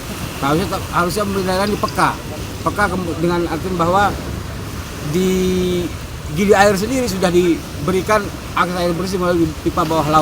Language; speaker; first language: Indonesian; native; Indonesian